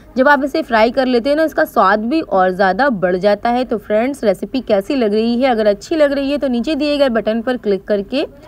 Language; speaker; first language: Hindi; native; Hindi